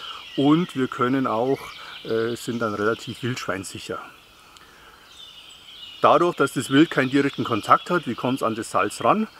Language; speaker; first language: German; native; German